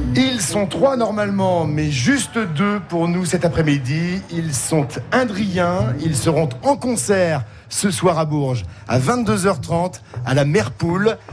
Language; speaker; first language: French; native; French